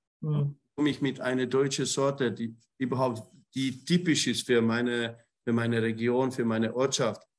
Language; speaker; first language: German; non-native, fluent; Czech